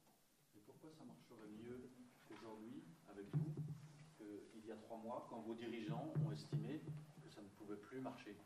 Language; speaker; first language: French; native; French